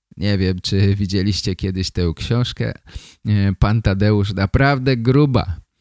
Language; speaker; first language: Polish; native; Polish